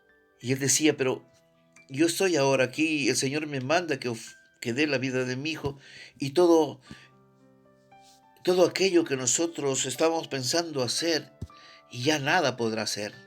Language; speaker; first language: Spanish; native; Spanish